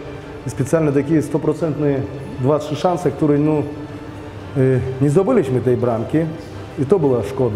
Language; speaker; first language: Polish; non-native, fluent; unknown